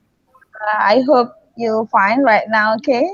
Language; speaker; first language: English; non-native, learner; Indonesian